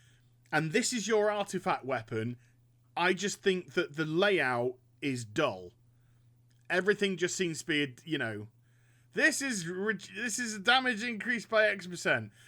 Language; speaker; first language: English; native; English